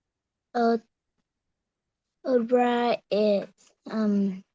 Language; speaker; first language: English; non-native, learner; Vietnamese